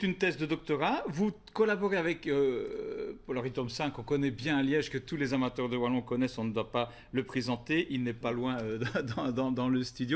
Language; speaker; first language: French; native; French